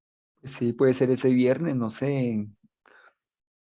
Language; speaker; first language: Spanish; native; Spanish